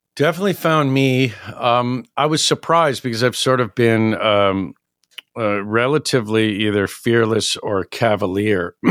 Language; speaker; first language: English; native; English